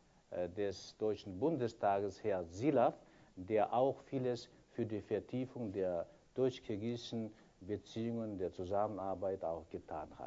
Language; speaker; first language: German; non-native, fluent; Kyrgyz